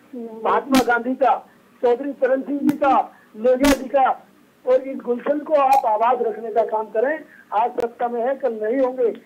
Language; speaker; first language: Hindi; native; Hindi